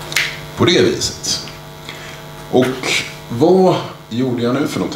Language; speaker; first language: Swedish; native; Swedish